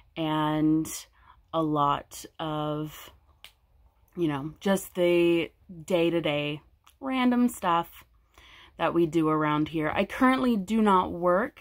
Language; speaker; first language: English; native; English